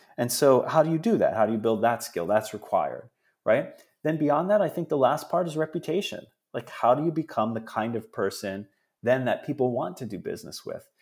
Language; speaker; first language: English; early bilingual, other home language; Italian